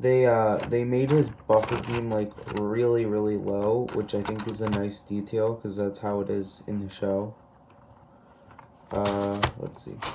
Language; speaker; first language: English; native; English